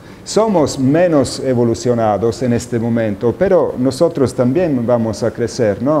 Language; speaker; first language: Spanish; non-native, fluent; Italian